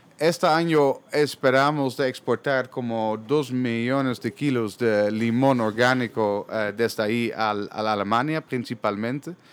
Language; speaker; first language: Spanish; non-native, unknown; Dutch